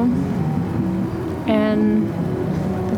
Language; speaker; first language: English; native; English